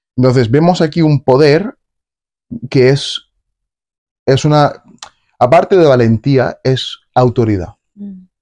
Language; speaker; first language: Spanish; native; Spanish